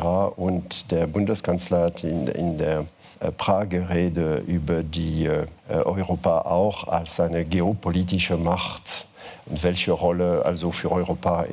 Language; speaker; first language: German; non-native, fluent; French